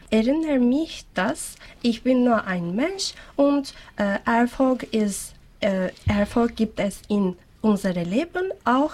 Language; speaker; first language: German; non-native, learner; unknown